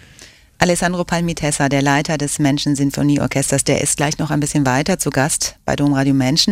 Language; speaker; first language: German; native; German